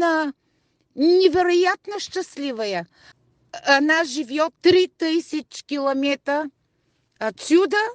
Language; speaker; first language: Russian; non-native, learner; German